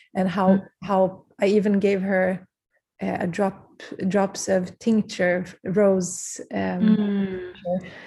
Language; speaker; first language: English; early bilingual, other home language; Kurdish